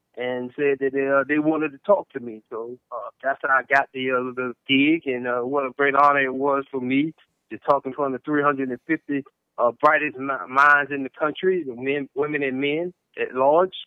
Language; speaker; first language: English; native; English